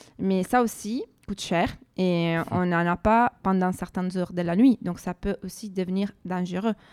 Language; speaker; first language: French; non-native, fluent; Italian